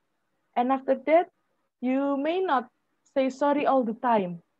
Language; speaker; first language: English; non-native, fluent; Indonesian